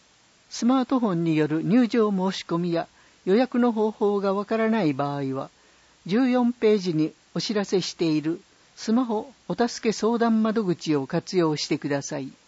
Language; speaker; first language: Japanese; native; Japanese